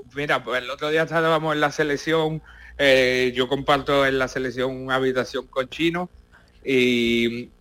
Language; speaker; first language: Spanish; native; Spanish